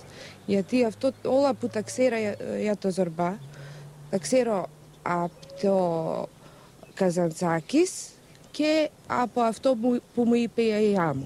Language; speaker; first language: Greek; early bilingual, heritage; Macedonian